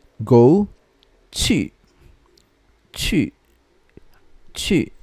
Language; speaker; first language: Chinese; non-native, fluent; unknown